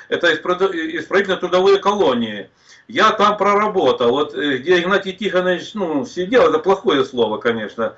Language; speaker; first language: Russian; native; Russian